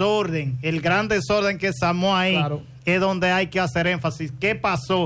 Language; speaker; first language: Spanish; native; Spanish